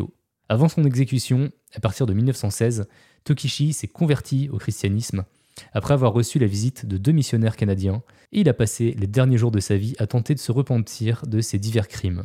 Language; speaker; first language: French; native; French